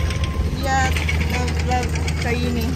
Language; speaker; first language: Indonesian; non-native, learner; Japanese